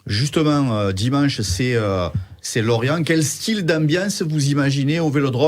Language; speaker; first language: French; native; French